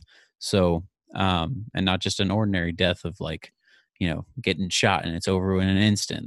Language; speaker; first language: English; native; English